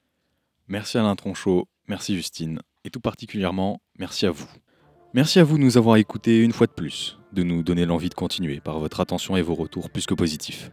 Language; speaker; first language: French; native; French